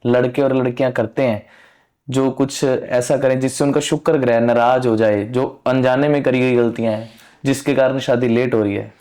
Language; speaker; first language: Hindi; non-native, local second language; Punjabi